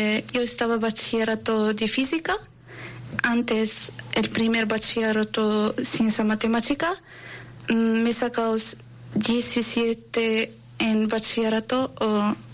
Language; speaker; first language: Spanish; non-native, learner; Arabic